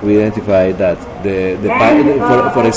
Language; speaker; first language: English; non-native, learner; Spanish